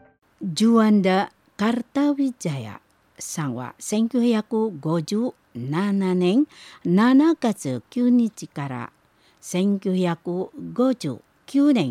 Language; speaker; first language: Japanese; non-native, learner; Indonesian